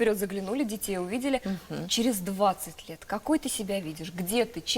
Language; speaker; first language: Russian; native; Russian